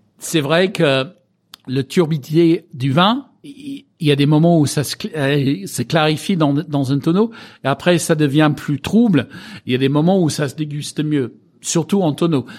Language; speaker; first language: French; non-native, fluent; English